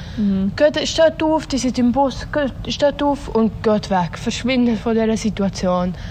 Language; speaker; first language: German; early bilingual, other home language; Swiss German